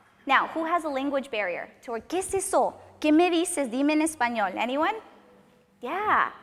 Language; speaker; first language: Spanish; early bilingual, other home language; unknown